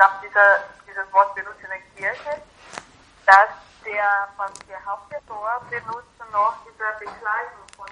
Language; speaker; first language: German; non-native, learner; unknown